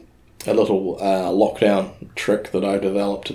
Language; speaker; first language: English; native; English